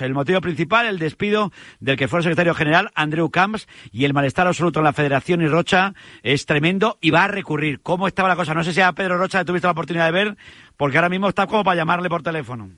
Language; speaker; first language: Spanish; native; Spanish